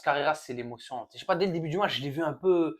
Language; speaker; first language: French; native; French